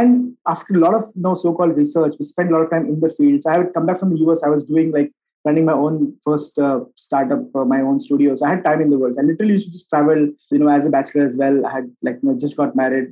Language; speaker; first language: English; non-native, local second language; Hindi